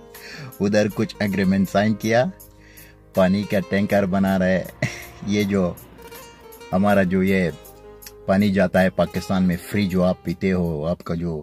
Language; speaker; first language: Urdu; non-native, fluent; Pashto